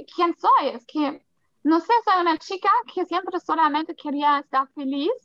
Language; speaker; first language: Spanish; non-native, fluent; German